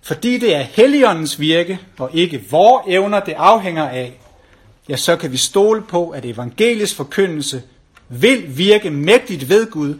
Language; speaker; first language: Danish; native; Danish